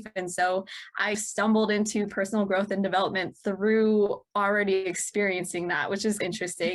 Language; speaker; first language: English; native; English